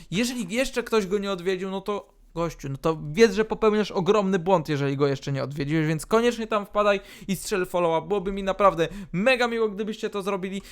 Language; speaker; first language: Polish; native; Polish